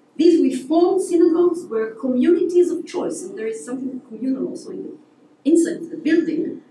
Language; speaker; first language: English; non-native, fluent; Hebrew